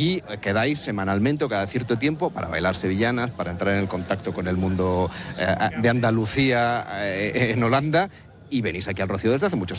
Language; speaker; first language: Spanish; native; Spanish